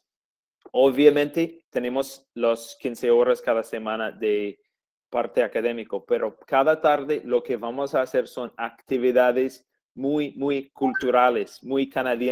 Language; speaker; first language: Spanish; non-native, fluent; English